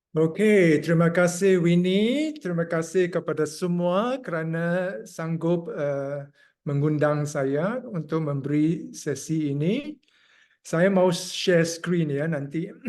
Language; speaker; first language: Malay; non-native, local second language; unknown